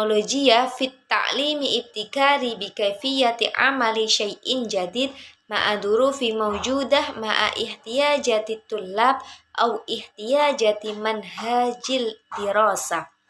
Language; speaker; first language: Arabic; non-native, learner; Indonesian